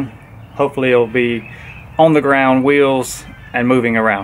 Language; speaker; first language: English; native; English